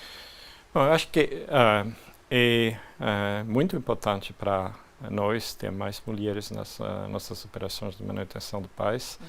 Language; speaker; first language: Portuguese; non-native, fluent; French